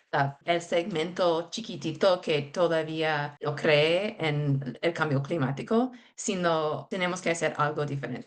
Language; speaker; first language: Spanish; non-native, fluent; English